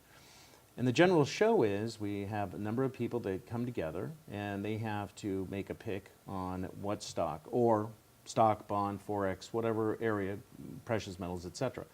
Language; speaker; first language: English; native; English